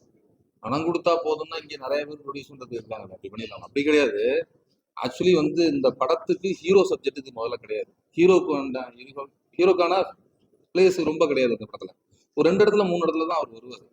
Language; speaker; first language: Tamil; native; Tamil